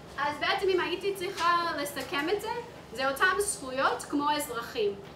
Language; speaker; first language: Hebrew; non-native, fluent; English